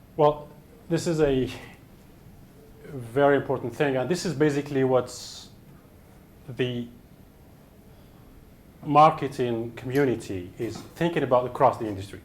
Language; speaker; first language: English; non-native, fluent; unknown